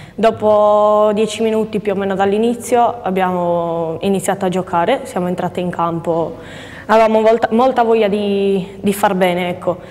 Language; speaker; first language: Italian; native; Italian